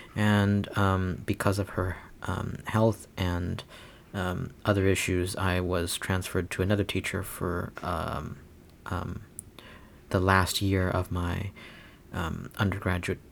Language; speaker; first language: English; non-native, fluent; Chinese